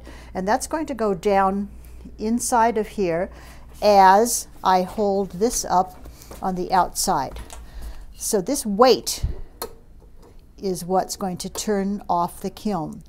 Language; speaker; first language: English; native; English